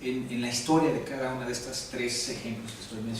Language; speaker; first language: Spanish; native; Spanish